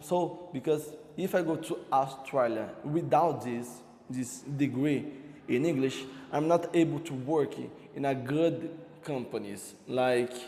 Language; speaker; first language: English; non-native, learner; Portuguese